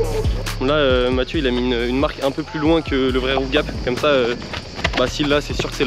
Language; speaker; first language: French; native; French